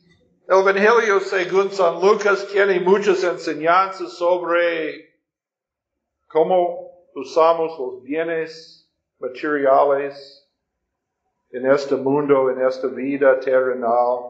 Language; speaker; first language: Spanish; non-native, fluent; English